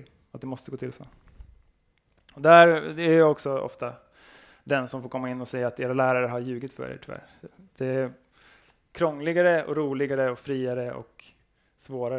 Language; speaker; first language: Swedish; native; Swedish